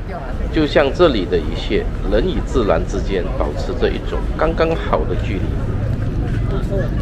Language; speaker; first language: Chinese; native; Chinese